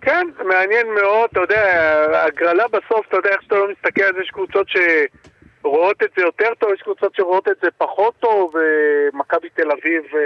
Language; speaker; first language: Hebrew; native; Hebrew